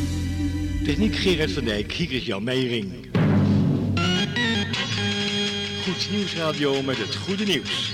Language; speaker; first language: Dutch; native; Dutch